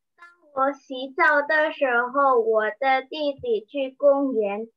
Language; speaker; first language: Chinese; non-native, learner; Indonesian